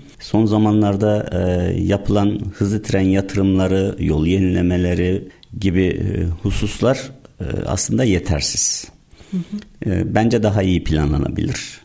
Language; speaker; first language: Turkish; native; Turkish